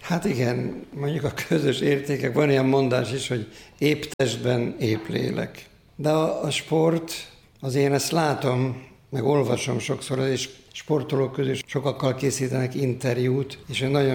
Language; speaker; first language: Hungarian; native; Hungarian